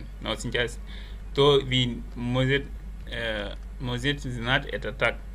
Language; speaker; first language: Russian; non-native, learner; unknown